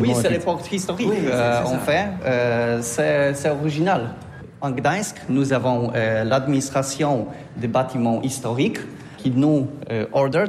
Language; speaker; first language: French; non-native, learner; Polish